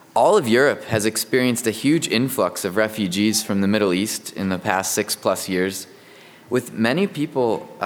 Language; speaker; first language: English; native; English